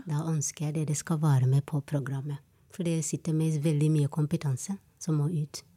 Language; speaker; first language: Norwegian; non-native, fluent; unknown